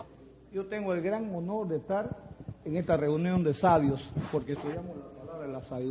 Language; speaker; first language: Spanish; native; Spanish